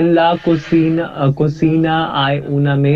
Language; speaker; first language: Spanish; non-native, learner; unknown